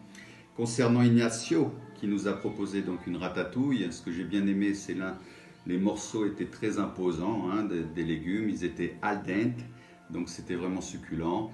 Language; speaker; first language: French; non-native, learner; Portuguese